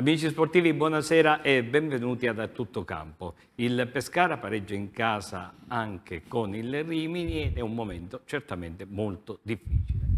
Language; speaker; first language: Italian; native; Italian